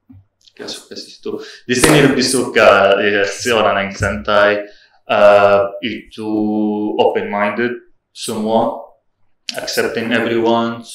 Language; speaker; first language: Indonesian; non-native, learner; Arabic